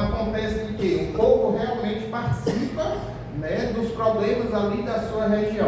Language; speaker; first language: Portuguese; native; Portuguese